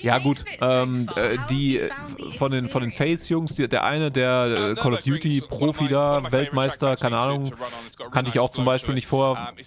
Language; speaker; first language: German; native; German